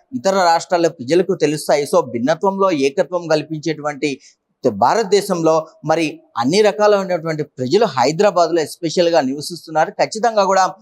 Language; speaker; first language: Telugu; native; Telugu